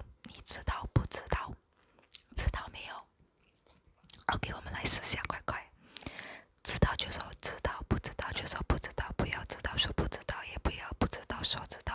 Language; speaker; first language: Chinese; non-native, local second language; English